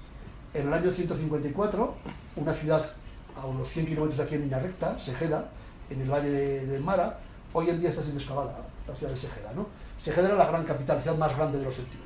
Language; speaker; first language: Spanish; native; Spanish